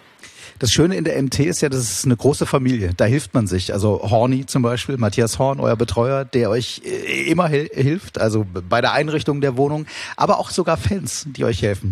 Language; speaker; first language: German; native; German